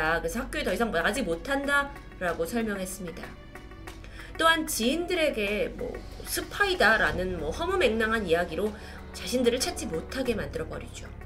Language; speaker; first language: Korean; native; Korean